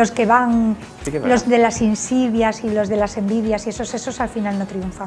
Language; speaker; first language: Spanish; native; Spanish